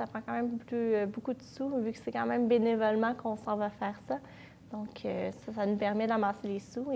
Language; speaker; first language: French; native; French